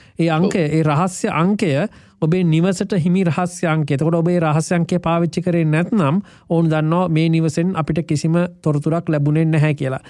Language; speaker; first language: Sinhala; native; Sinhala